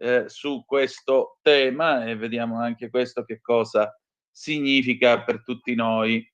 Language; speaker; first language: Italian; native; Italian